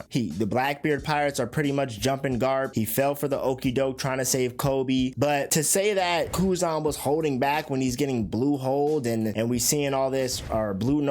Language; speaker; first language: English; native; English